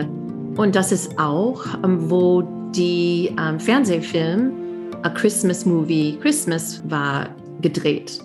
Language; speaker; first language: German; non-native, fluent; English